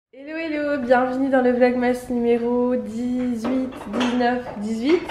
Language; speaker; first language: French; native; French